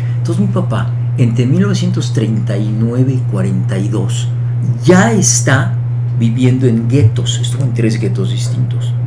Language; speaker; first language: Spanish; early bilingual, other home language; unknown